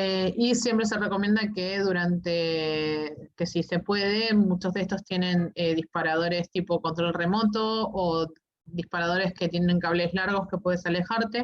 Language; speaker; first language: Spanish; native; Spanish